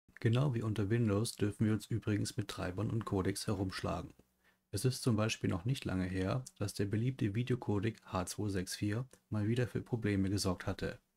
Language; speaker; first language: German; native; German